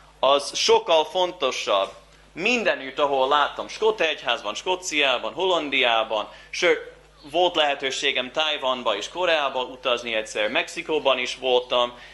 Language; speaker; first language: Hungarian; non-native, fluent; English